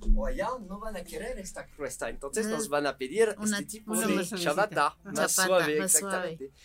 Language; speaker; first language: Spanish; non-native, fluent; French